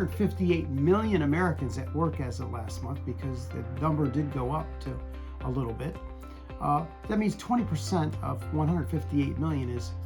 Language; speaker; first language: English; native; English